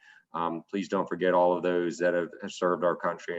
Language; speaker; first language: English; native; English